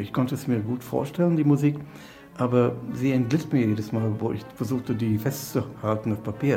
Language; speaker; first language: German; non-native, fluent; English